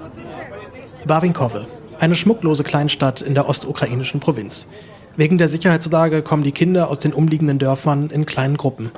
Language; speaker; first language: German; native; German